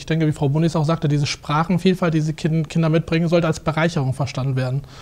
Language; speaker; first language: German; native; German